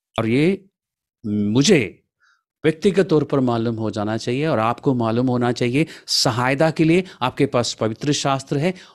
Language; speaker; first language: Hindi; non-native, local second language; Malayalam